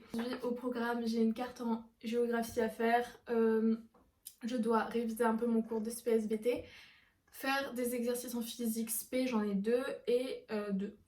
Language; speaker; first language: French; native; French